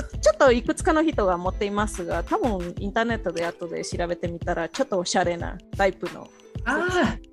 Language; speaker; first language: Japanese; non-native, fluent; Spanish